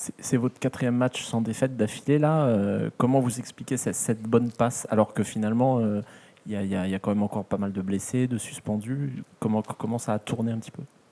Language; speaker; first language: French; native; French